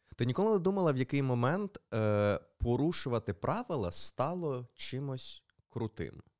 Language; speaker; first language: Ukrainian; native; Ukrainian